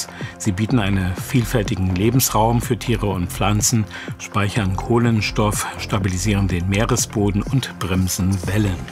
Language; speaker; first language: German; native; German